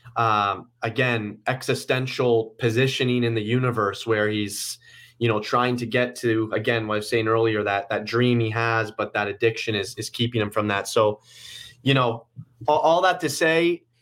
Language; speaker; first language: English; native; English